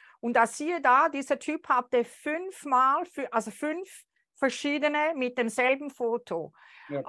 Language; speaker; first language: German; native; German